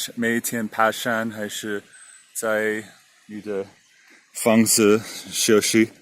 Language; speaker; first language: Chinese; non-native, learner; English